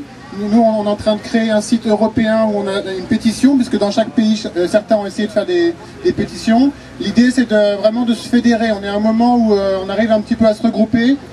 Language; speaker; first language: French; native; French